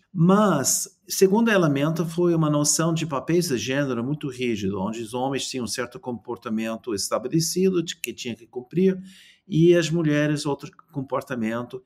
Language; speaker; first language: Portuguese; non-native, fluent; English